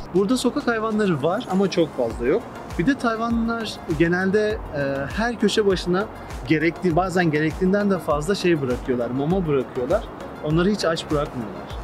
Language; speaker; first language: Turkish; native; Turkish